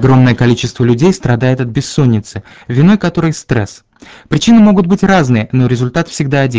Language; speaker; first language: Russian; native; Russian